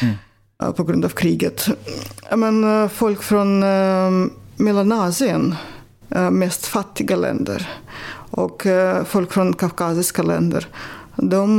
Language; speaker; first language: Swedish; non-native, fluent; Russian